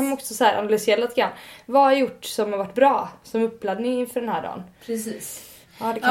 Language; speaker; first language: Swedish; native; Swedish